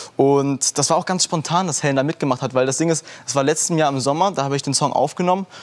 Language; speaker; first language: German; early bilingual, heritage; German